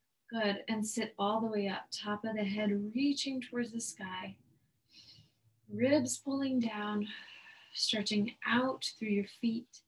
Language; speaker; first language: English; native; English